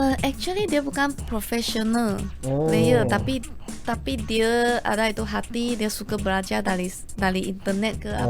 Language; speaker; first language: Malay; non-native, local second language; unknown